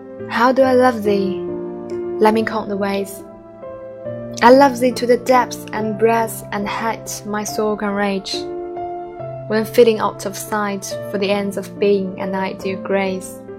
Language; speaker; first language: English; non-native, fluent; Chinese